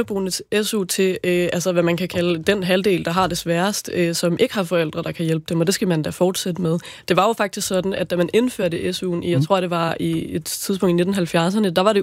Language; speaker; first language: Danish; native; Danish